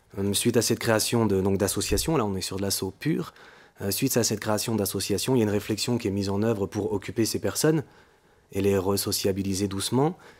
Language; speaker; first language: French; native; French